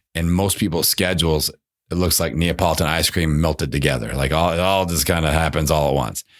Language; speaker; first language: English; native; English